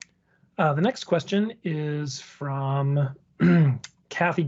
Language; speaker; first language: English; native; English